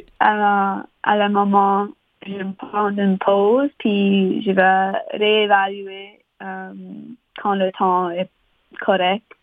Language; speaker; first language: French; non-native, local second language; English